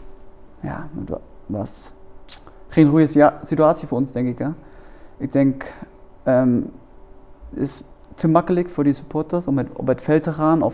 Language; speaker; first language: Dutch; non-native, learner; German